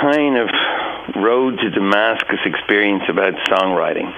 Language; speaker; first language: English; native; English